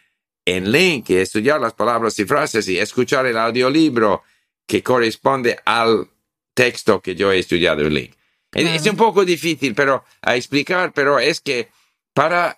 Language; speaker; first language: Spanish; non-native, fluent; English